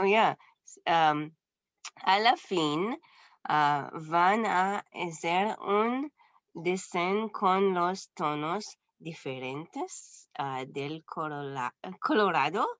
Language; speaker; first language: Spanish; non-native, learner; English